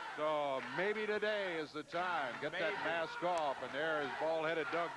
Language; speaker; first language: English; native; English